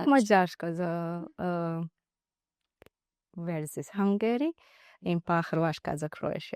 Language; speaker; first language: Slovenian; non-native, learner; Divehi